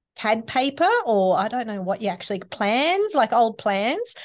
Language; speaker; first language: English; native; English